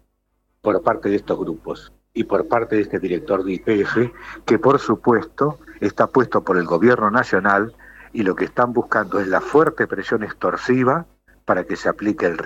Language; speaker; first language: Spanish; native; Spanish